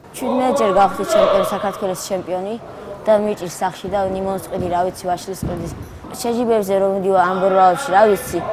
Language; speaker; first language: Georgian; early bilingual, other home language; Azerbaijani